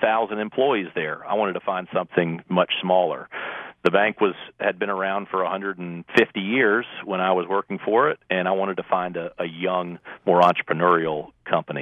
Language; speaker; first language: English; native; English